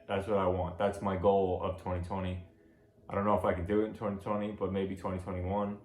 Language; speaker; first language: English; native; English